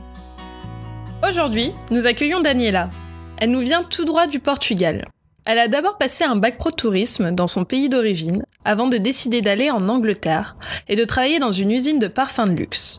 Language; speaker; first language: French; native; French